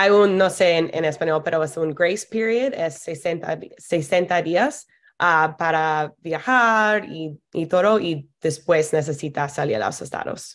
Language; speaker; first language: Spanish; non-native, fluent; English